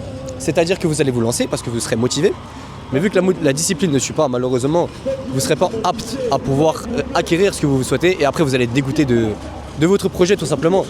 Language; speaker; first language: French; native; French